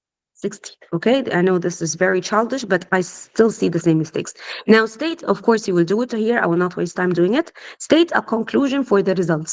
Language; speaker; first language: English; non-native, fluent; Arabic